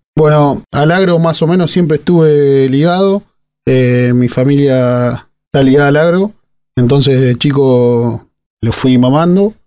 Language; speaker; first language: Spanish; native; Spanish